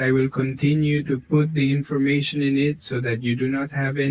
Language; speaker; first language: English; non-native, learner; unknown